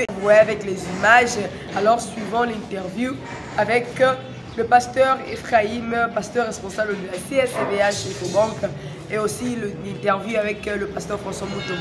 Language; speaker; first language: French; non-native, local second language; Lingala